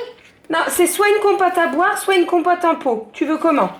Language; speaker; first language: French; native; French